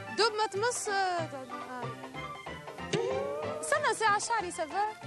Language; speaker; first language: Arabic; native; Arabic